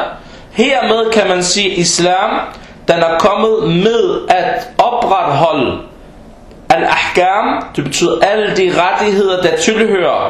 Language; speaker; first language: Danish; non-native, fluent; Arabic